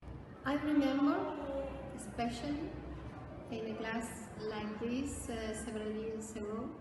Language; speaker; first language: English; non-native, learner; Spanish